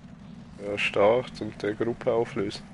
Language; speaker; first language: German; native; German